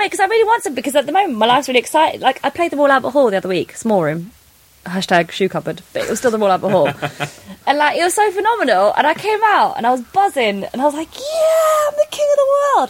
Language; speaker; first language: English; non-native, local second language; Polish